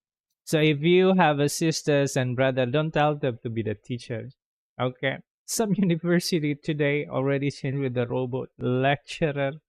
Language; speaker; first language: English; non-native, fluent; Indonesian